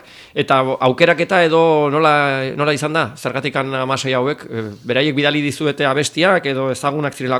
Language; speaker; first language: Basque; native; Basque